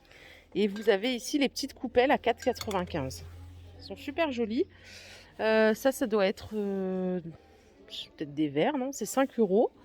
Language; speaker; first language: French; native; French